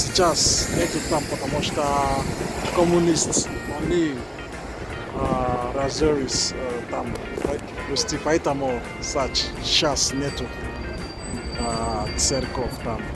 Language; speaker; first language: Russian; non-native, learner; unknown